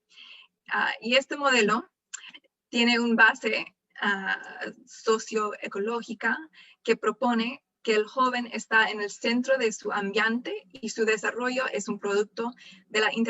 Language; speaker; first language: Spanish; non-native, fluent; English